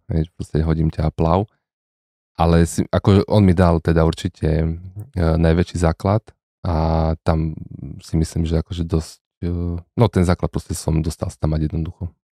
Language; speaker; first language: Slovak; native; Slovak